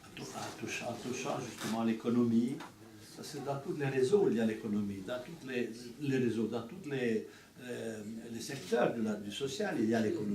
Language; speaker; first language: French; non-native, fluent; Italian